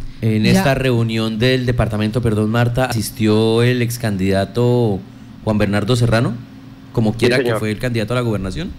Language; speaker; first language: Spanish; native; Spanish